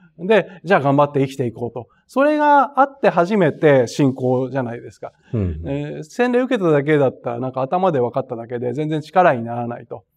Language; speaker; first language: Japanese; native; Japanese